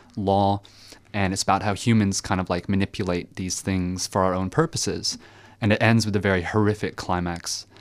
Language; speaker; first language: English; early bilingual, other home language; French